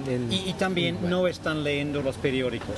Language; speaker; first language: Spanish; non-native, fluent; English